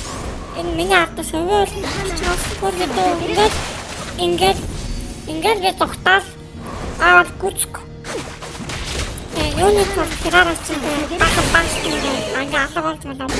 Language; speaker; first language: Mongolian; native; Mongolian